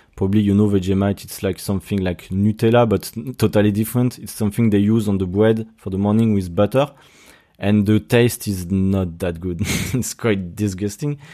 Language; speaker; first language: English; non-native, fluent; French